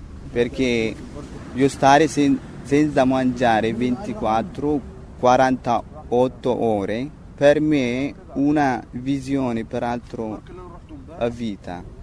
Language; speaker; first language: Italian; non-native, learner; Tigrinya